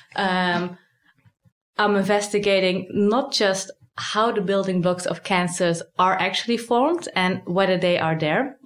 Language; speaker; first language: English; non-native, fluent; Dutch